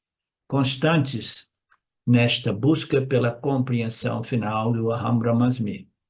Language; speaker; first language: Portuguese; native; Portuguese